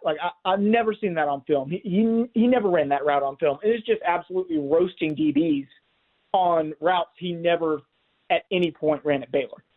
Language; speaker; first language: English; native; English